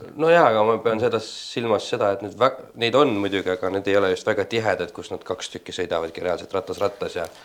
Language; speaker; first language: Estonian; native; Estonian